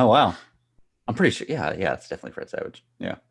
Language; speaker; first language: English; native; English